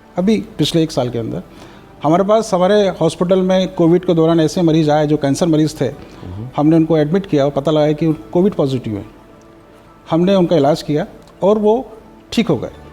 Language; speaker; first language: Hindi; native; Hindi